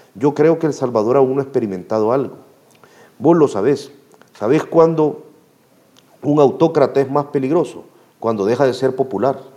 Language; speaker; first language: Spanish; native; Spanish